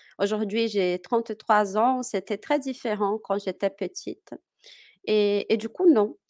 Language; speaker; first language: French; non-native, fluent; Portuguese